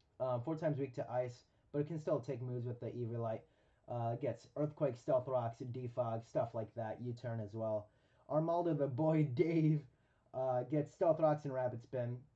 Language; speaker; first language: English; native; English